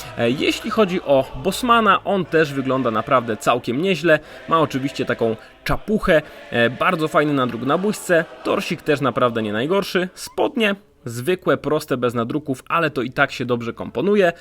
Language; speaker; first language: Polish; native; Polish